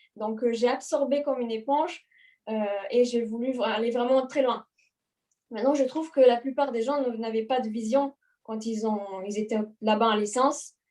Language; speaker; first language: French; non-native, fluent; Hungarian